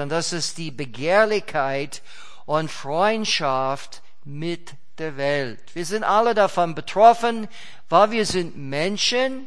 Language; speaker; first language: German; non-native, fluent; English